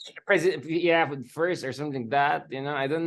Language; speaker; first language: English; non-native, local second language; Filipino